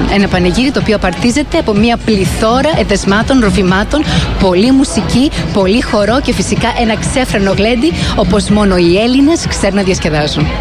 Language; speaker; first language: Greek; native; Greek